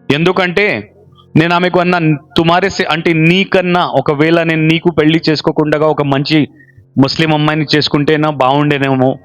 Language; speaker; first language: Telugu; non-native, local second language; Urdu